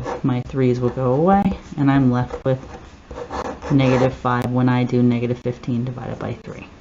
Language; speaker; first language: English; native; English